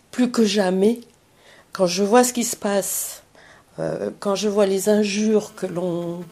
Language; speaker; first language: French; early bilingual, other home language; Vietnamese